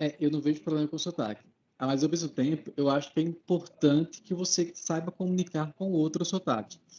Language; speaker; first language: Portuguese; native; Portuguese